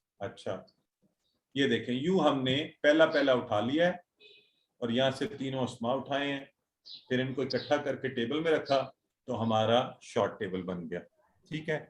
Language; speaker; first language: Urdu; native; Urdu